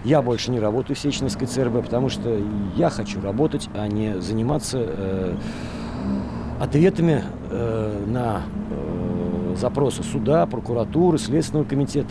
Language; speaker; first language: Russian; native; Russian